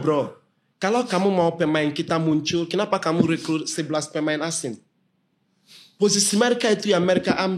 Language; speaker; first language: Indonesian; non-native, fluent; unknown